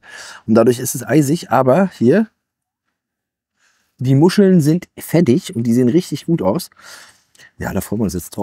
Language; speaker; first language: German; native; German